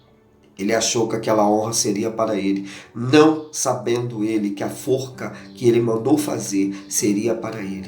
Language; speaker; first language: Portuguese; native; Portuguese